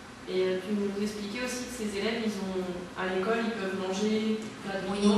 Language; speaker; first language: French; native; French